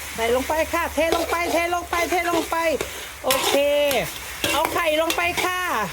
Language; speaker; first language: Thai; native; Thai